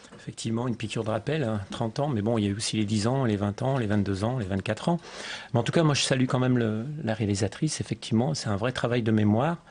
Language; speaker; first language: French; early bilingual, other home language; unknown